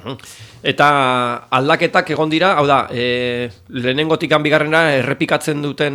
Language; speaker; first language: Basque; native; Basque